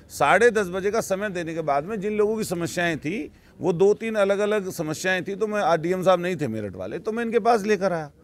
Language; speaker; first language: Hindi; native; Hindi